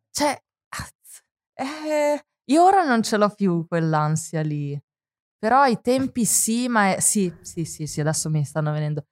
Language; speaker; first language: Italian; native; Italian